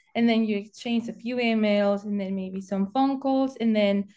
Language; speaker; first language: English; non-native, fluent; Spanish